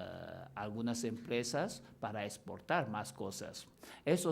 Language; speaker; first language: Spanish; non-native, fluent; Chinese